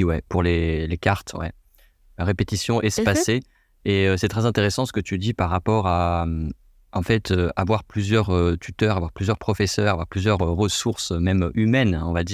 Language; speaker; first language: French; native; French